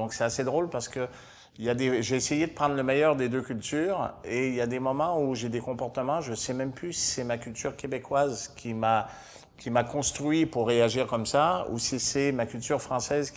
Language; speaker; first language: French; native; French